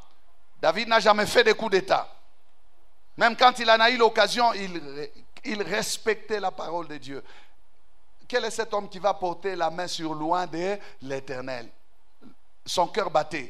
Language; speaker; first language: French; non-native, local second language; Swahili